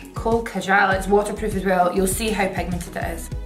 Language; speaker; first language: English; native; English